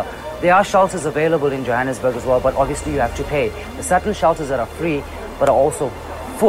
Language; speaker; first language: English; native; English